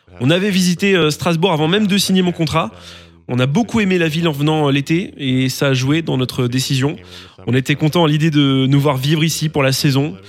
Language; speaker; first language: French; non-native, local second language; English